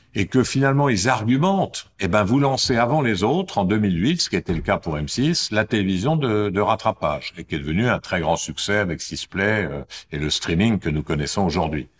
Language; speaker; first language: French; native; French